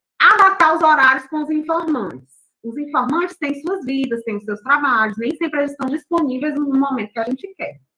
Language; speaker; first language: Portuguese; non-native, local second language; Kabuverdianu